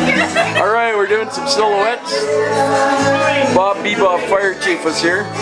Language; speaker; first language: English; native; English